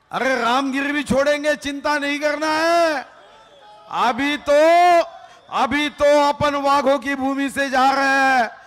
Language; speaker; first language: Hindi; non-native, local second language; Marathi